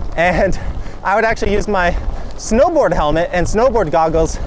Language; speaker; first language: English; native; English